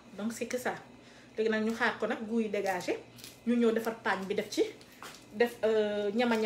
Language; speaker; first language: French; non-native, local second language; Wolof